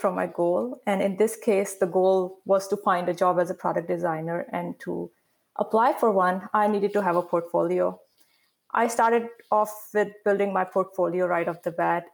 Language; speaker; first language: English; non-native, local second language; Urdu